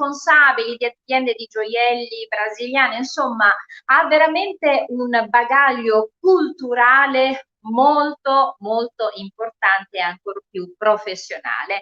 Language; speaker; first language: Italian; native; Italian